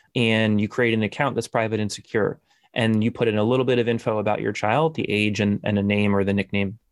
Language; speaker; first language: English; native; English